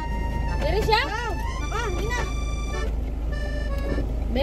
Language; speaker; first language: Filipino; non-native, local second language; Cebuano